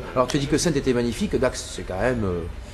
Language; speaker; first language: French; native; French